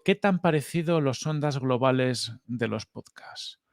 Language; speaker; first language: Spanish; native; Spanish